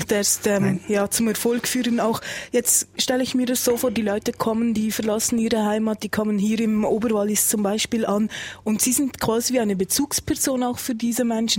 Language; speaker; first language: German; native; German